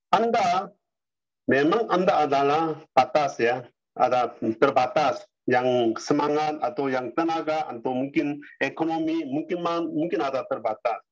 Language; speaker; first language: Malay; non-native, learner; Korean